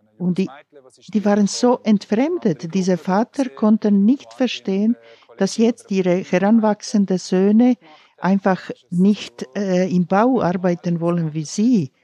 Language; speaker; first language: German; non-native, fluent; Croatian